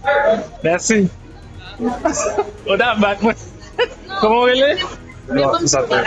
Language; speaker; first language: French; non-native, learner; English